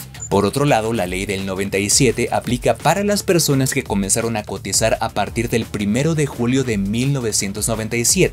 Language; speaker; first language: Spanish; native; Spanish